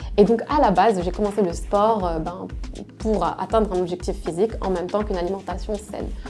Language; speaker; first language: French; non-native, local second language; Arabic